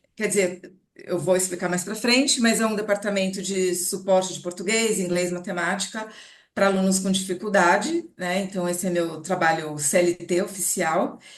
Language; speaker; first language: Portuguese; native; Portuguese